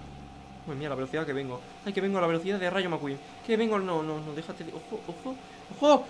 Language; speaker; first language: Spanish; native; Spanish